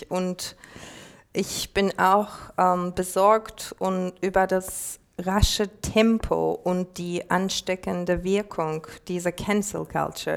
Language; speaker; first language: German; non-native, fluent; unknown